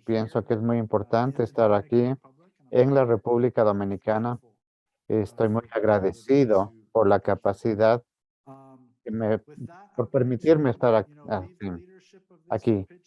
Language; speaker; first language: Spanish; non-native, fluent; English